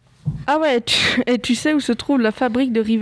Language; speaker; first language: French; native; French